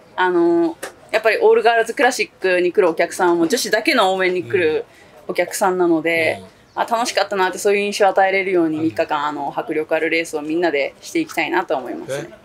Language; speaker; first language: Japanese; native; Japanese